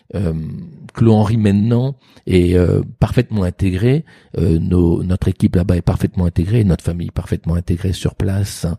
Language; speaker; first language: French; native; French